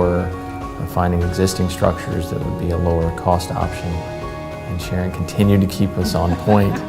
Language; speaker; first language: English; native; English